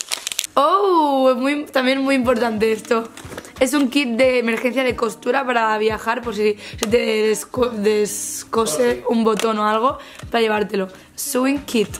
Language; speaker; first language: Spanish; native; Spanish